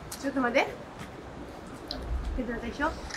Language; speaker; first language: Japanese; non-native, fluent; Chinese